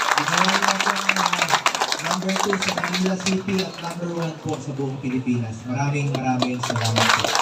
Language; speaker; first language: Filipino; non-native, local second language; Cebuano